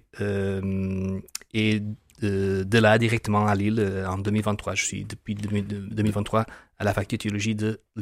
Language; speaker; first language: French; non-native, fluent; Portuguese